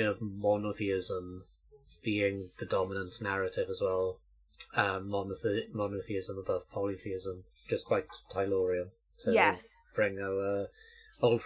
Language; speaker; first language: English; native; English